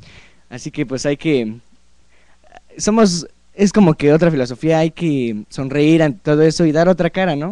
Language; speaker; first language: Spanish; native; Spanish